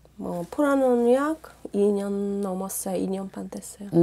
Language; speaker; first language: Korean; non-native, learner; Uzbek